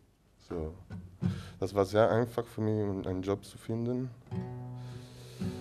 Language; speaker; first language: German; non-native, learner; Italian